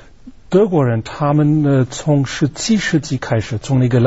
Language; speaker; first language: Chinese; non-native, fluent; German